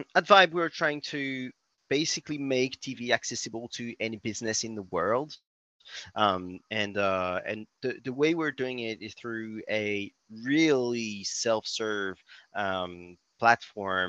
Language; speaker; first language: English; non-native, fluent; French